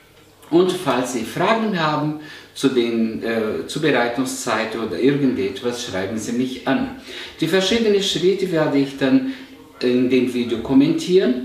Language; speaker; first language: German; non-native, fluent; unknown